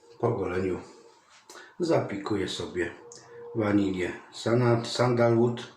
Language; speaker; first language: Polish; native; Polish